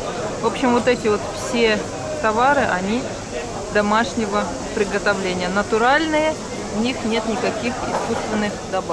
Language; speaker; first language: Russian; native; Russian